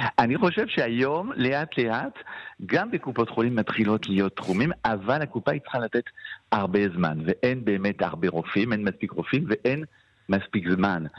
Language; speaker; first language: Hebrew; non-native, fluent; French